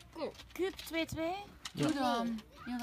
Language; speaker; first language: Dutch; native; Dutch